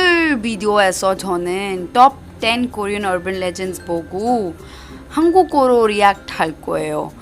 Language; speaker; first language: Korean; non-native, learner; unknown